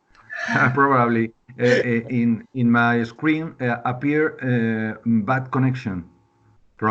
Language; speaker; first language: English; non-native, learner; Spanish